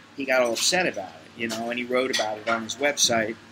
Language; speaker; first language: English; native; English